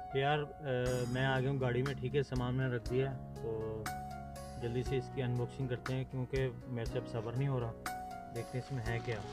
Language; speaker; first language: Urdu; native; Urdu